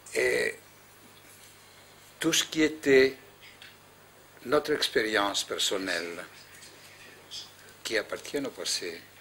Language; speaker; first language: French; non-native, fluent; Greek